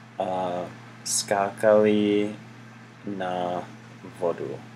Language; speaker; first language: Czech; non-native, learner; English